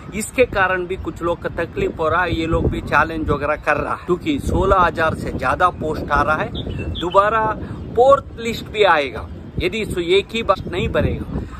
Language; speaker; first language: Hindi; non-native, local second language; Kannada